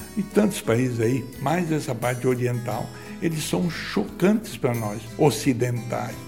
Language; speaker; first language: Portuguese; non-native, local second language; Italian